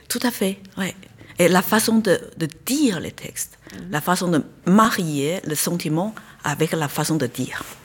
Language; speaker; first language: French; non-native, fluent; Chinese